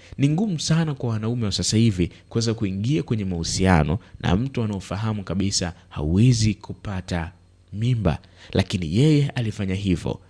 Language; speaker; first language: Swahili; native; Swahili